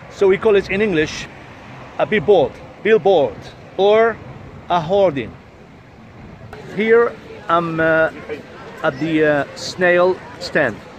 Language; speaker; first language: English; non-native, fluent; Arabic